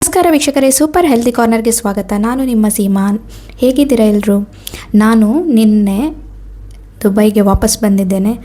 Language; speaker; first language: Kannada; non-native, local second language; Konkani